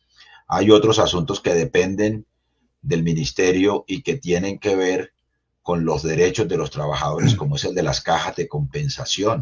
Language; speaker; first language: Spanish; native; Spanish